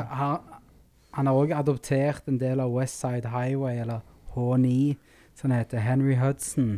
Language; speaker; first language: Norwegian; native; Norwegian